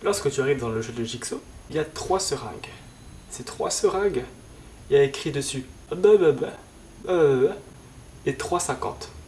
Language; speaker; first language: French; native; French